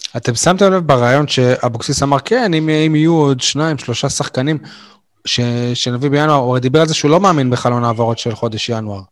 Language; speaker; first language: Hebrew; native; Hebrew